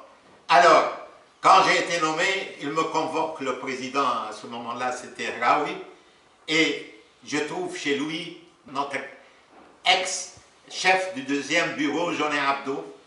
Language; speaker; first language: French; non-native, local second language; Arabic